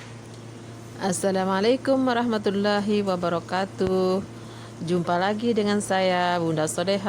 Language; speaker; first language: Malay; non-native, local second language; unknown